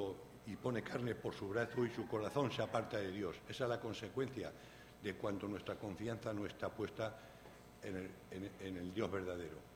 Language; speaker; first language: Spanish; native; Spanish